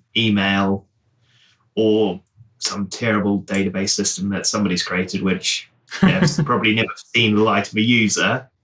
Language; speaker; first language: English; native; English